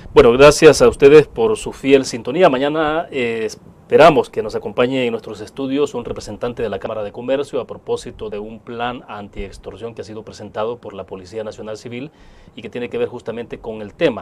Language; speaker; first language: Spanish; native; Spanish